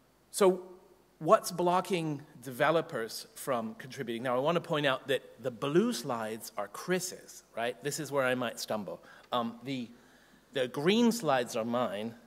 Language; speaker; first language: English; native; English